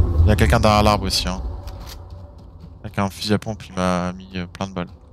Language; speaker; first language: French; native; French